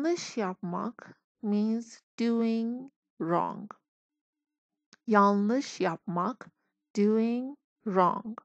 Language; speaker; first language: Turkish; non-native, fluent; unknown